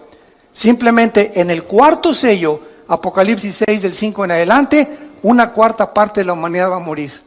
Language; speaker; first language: Spanish; native; Spanish